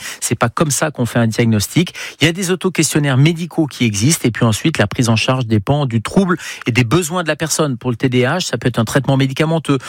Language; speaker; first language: French; native; French